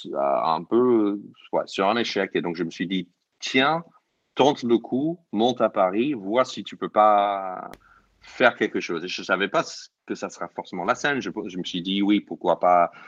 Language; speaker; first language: French; non-native, fluent; English